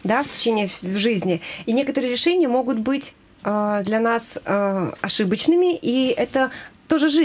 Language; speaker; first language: Russian; native; Russian